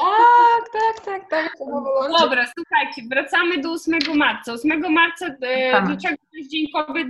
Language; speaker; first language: Polish; non-native, fluent; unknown